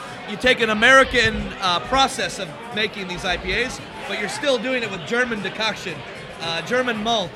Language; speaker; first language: English; native; English